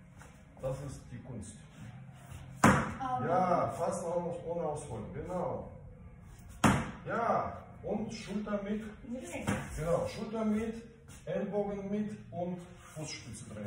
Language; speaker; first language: German; non-native, fluent; Russian